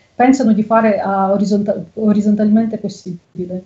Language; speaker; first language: Italian; non-native, learner; Russian